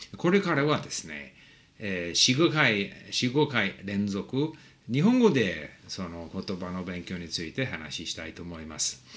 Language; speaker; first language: Japanese; non-native, fluent; English